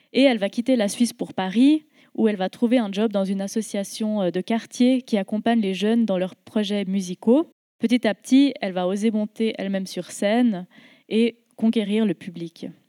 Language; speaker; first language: French; native; French